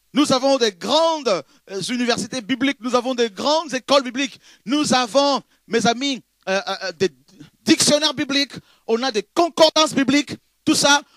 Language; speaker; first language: French; non-native, local second language; Lingala